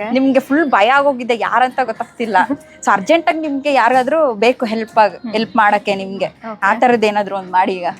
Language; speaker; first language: Kannada; native; Kannada